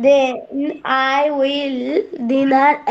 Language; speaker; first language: English; non-native, learner; Bangla